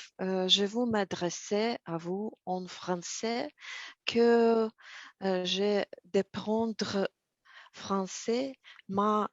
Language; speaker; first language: French; non-native, learner; Russian